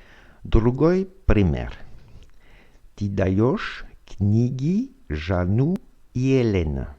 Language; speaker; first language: Russian; non-native, fluent; French